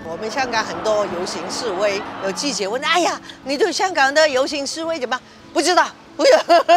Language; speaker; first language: Chinese; non-native, local second language; Cantonese